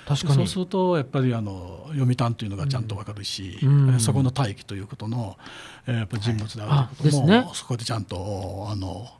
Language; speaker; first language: Japanese; native; Japanese